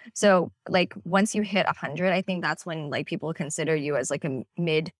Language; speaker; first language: English; non-native, local second language; Cantonese